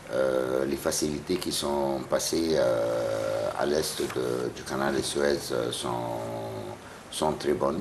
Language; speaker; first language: French; non-native, fluent; Arabic